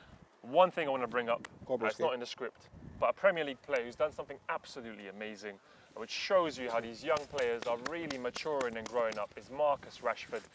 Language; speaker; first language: English; early bilingual, other home language; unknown